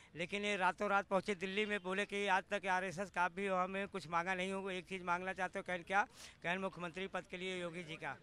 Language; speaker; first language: Hindi; native; Hindi